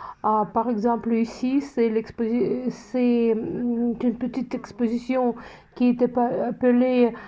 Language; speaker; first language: French; non-native, fluent; Russian